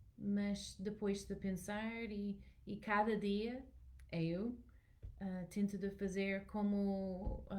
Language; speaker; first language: Portuguese; non-native, learner; English